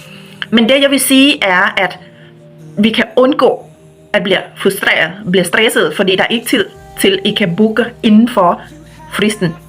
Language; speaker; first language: Danish; non-native, fluent; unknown